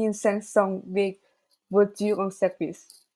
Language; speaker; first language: French; non-native, fluent; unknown